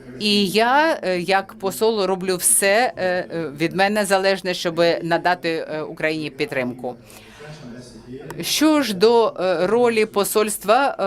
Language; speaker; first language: Ukrainian; non-native, fluent; French